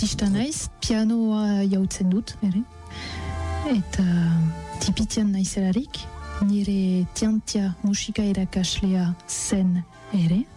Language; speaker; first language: Basque; non-native, learner; French